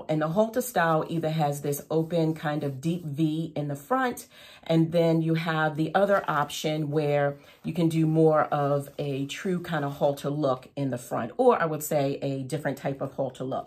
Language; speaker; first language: English; native; English